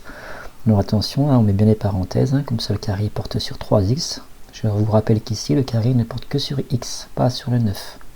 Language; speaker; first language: French; native; French